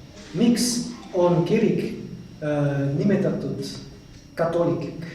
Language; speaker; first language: Estonian; non-native, learner; English